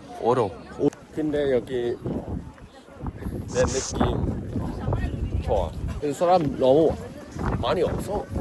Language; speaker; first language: Korean; non-native, learner; Thai